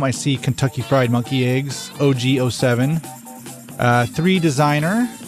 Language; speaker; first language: English; native; English